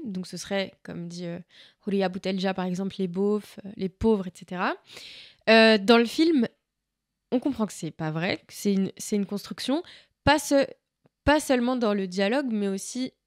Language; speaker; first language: French; native; French